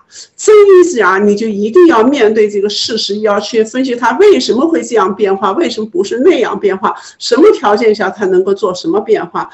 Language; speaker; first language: Chinese; native; Chinese